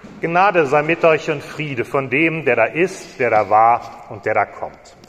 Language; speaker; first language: German; native; German